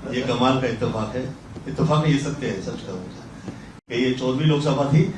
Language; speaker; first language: Hindi; non-native, local second language; Marathi